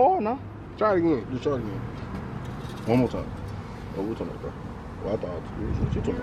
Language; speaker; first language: English; native; English